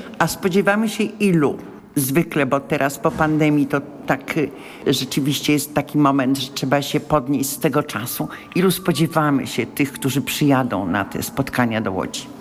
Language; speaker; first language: Polish; native; Polish